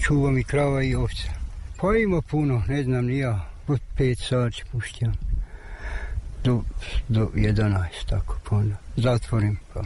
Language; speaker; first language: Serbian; non-native, local second language; Hungarian